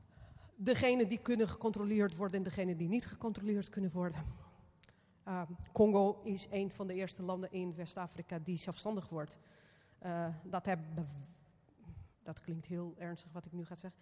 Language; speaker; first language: Dutch; non-native, fluent; Portuguese